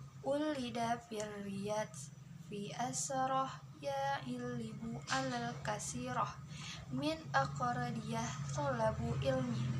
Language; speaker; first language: Arabic; non-native, learner; Indonesian